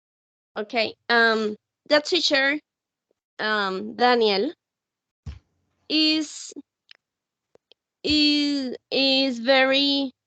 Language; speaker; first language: English; non-native, learner; Spanish